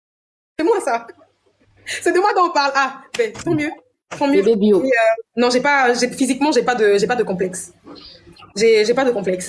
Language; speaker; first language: French; non-native, local second language; Lingala